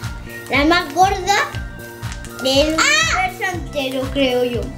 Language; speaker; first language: Spanish; native; Spanish